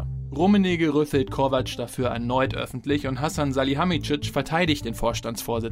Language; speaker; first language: German; native; German